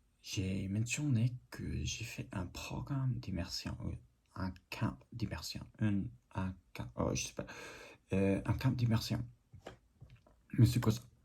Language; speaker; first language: French; non-native, learner; English